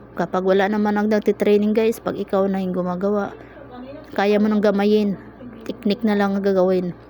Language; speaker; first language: Filipino; non-native, local second language; Cebuano